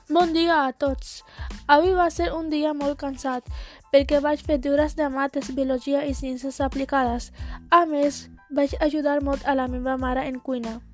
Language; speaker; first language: Catalan; non-native, learner; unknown